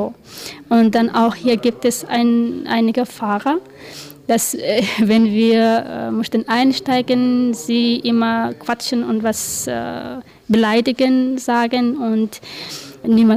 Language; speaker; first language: German; non-native, learner; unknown